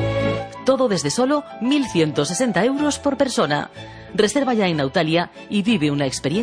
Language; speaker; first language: Spanish; native; Spanish